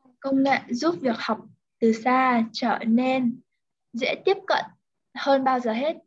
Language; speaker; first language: Vietnamese; native; Vietnamese